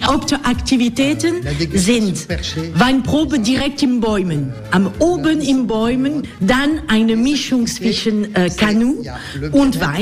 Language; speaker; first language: German; non-native, learner; French